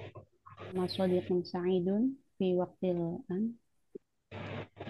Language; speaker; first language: Arabic; non-native, learner; Indonesian